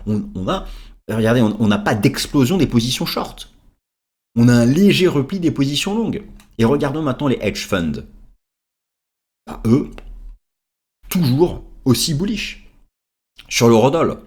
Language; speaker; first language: French; native; French